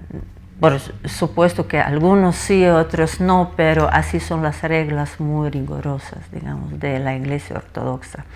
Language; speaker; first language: Spanish; non-native, fluent; Russian